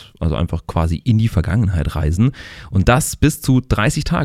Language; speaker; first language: German; native; German